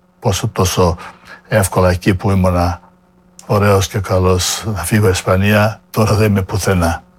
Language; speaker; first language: Greek; non-native, fluent; Serbian